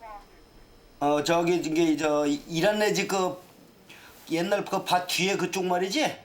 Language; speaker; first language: Korean; native; Korean